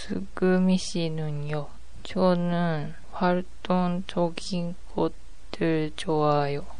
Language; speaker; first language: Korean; non-native, learner; Japanese